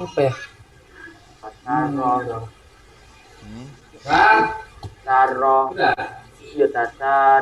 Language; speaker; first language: Arabic; non-native, learner; Indonesian